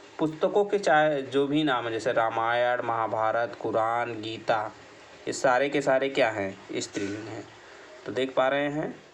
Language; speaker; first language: Hindi; native; Hindi